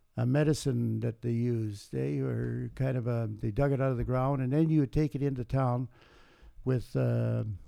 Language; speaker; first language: English; native; English